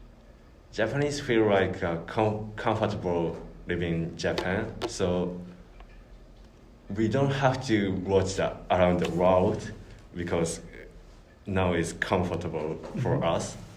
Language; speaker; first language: English; non-native, learner; Japanese